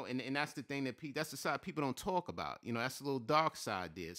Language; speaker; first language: English; native; English